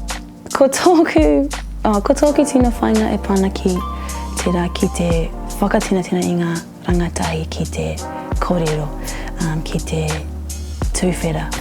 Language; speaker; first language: Māori; non-native, local second language; English